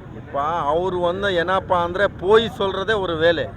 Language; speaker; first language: Tamil; non-native, local second language; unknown